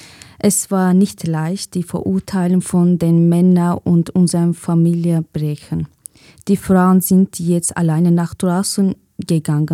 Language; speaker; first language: German; non-native, fluent; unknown